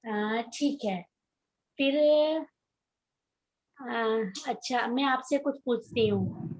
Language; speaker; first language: Hindi; native; Hindi